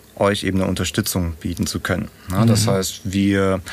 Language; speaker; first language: German; early bilingual, other home language; Russian